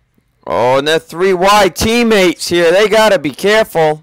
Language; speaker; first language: English; native; English